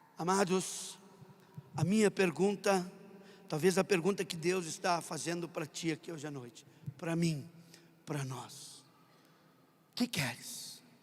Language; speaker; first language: Portuguese; non-native, local second language; German